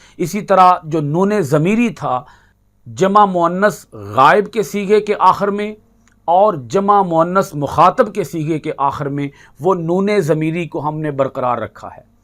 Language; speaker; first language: Urdu; native; Urdu